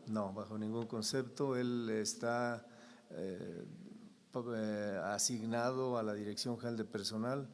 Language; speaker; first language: Spanish; native; Spanish